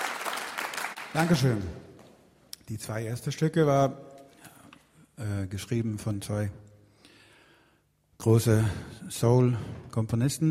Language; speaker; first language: German; non-native, learner; Swedish